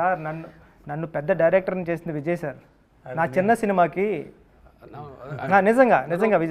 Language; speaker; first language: Telugu; native; Telugu